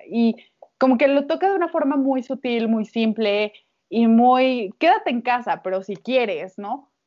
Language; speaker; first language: Spanish; native; Spanish